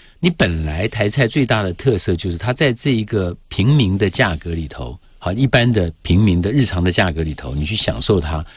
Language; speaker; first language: Chinese; native; Chinese